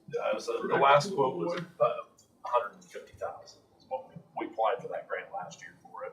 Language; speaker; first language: English; native; English